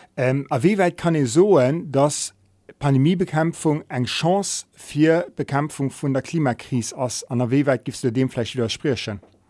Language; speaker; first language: Luxembourgish; native; Luxembourgish